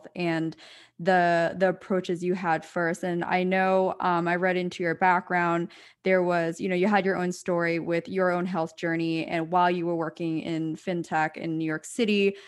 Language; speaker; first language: English; native; English